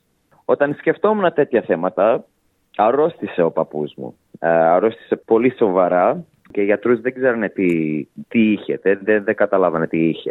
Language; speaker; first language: Greek; early bilingual, heritage; English